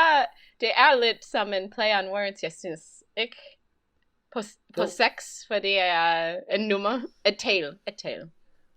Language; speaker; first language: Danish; non-native, learner; English